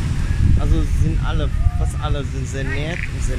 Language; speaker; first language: German; non-native, fluent; Vietnamese